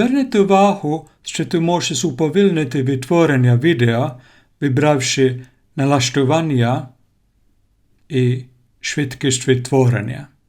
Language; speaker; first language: Ukrainian; non-native, learner; Finnish